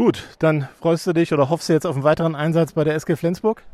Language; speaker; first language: German; native; German